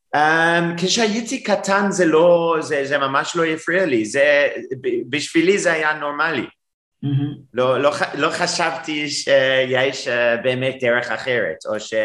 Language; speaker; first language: Hebrew; non-native, fluent; English